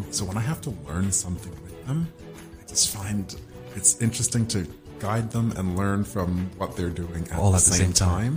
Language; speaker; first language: English; native; English